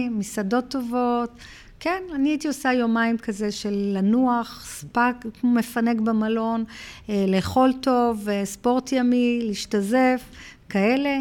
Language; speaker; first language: Hebrew; early bilingual, heritage; Hebrew